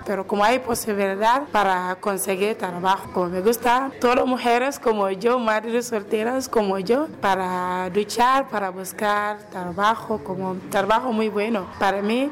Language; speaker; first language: Spanish; non-native, learner; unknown